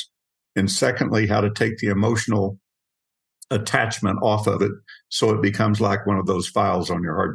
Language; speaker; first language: English; native; English